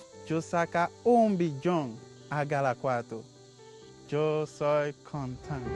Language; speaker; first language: Spanish; non-native, learner; Haitian Creole